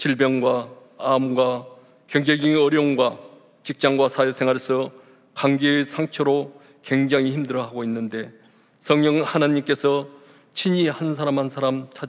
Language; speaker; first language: Korean; native; Korean